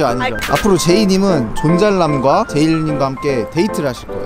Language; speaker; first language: Korean; native; Korean